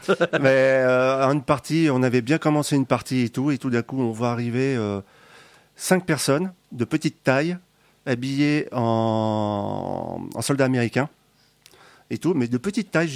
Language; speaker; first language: French; native; French